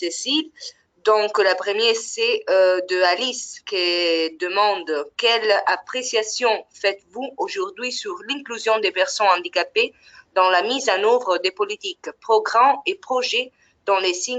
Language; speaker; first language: French; non-native, fluent; Italian